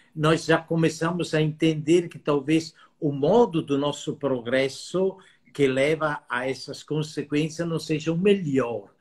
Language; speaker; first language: Portuguese; non-native, fluent; Italian